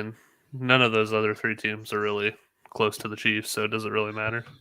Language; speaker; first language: English; native; English